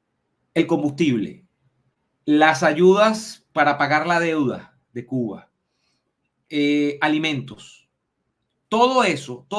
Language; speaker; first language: Spanish; native; Spanish